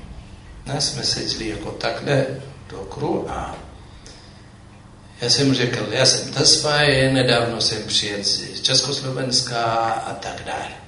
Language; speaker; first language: Czech; non-native, fluent; Amharic